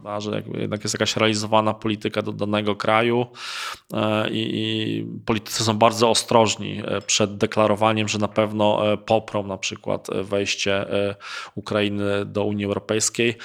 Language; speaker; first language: Polish; native; Polish